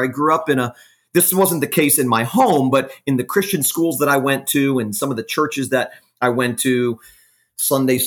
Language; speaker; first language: English; native; English